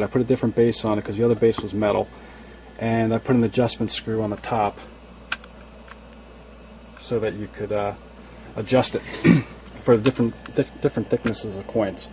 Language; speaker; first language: English; native; English